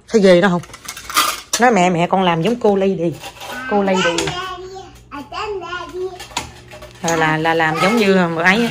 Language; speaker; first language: Vietnamese; native; Vietnamese